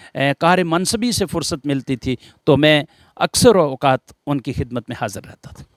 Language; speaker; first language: Hindi; non-native, local second language; Gujari